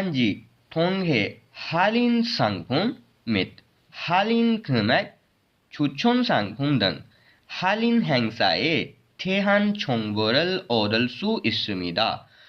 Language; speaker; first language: Korean; non-native, learner; Urdu